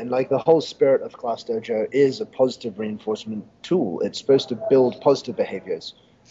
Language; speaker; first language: English; native; English